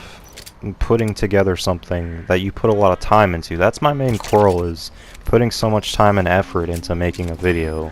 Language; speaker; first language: English; native; English